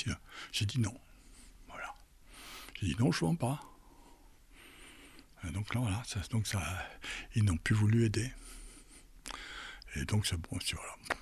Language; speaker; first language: French; native; French